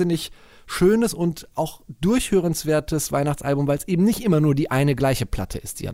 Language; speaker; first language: German; native; German